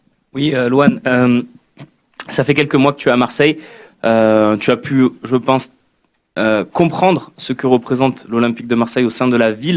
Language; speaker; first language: French; native; French